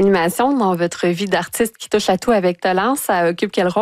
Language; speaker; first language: French; native; French